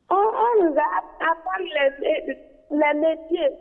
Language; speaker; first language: French; non-native, learner; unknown